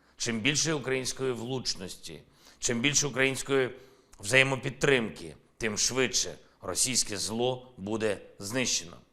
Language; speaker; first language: Ukrainian; non-native, local second language; Russian